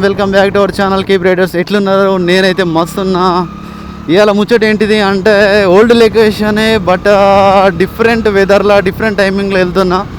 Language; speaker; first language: Telugu; non-native, local second language; Gondi